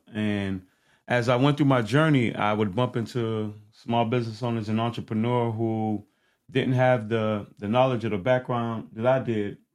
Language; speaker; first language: English; early bilingual, other home language; Haitian Creole